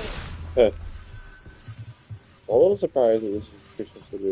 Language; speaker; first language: English; native; English